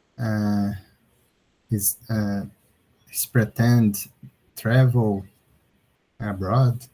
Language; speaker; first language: English; non-native, learner; Portuguese